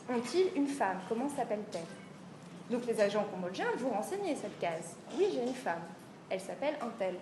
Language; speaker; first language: French; native; French